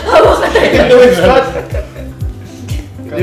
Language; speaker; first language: English; non-native, learner; Filipino